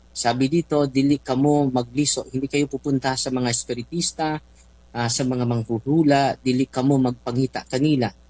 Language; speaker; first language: Filipino; non-native, local second language; Cebuano